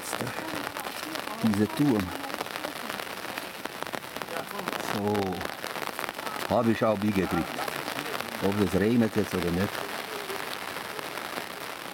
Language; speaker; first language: German; non-native, learner; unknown